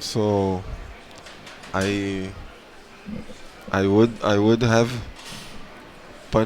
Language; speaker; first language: English; non-native, learner; Portuguese